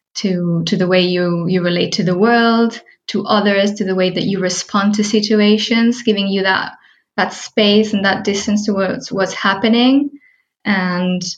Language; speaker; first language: English; early bilingual, heritage; Spanish